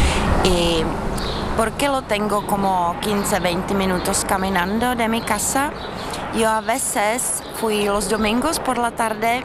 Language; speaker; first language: Spanish; non-native, fluent; Czech